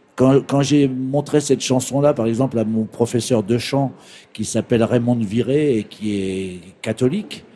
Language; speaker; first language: French; native; French